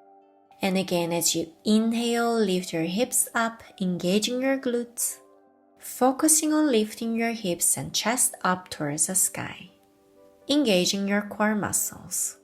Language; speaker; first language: English; non-native, fluent; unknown